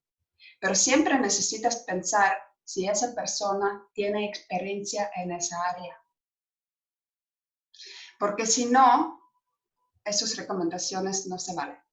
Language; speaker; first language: Spanish; non-native, fluent; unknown